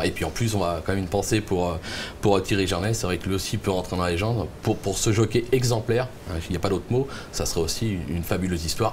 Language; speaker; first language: French; native; French